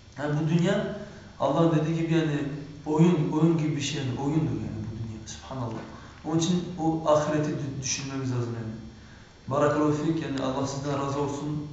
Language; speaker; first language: Turkish; early bilingual, heritage; Turkish